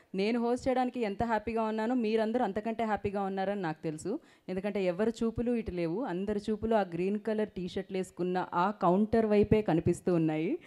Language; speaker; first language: Telugu; native; Telugu